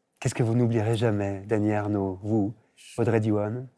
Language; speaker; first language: French; native; French